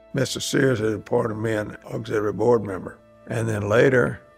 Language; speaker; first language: English; native; English